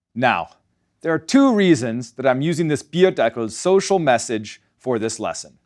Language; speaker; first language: English; native; English